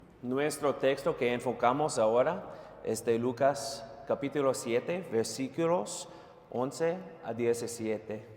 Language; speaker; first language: Spanish; non-native, fluent; English